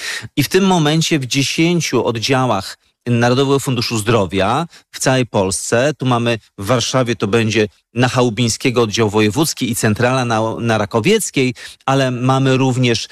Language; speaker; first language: Polish; native; Polish